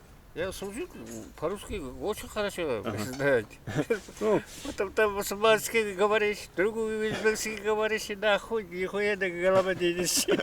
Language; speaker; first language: Russian; non-native, local second language; Kara-Kalpak